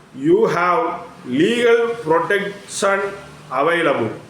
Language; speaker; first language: English; non-native, local second language; Tamil